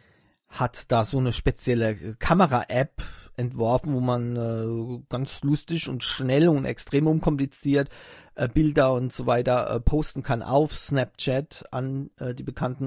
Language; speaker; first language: German; native; German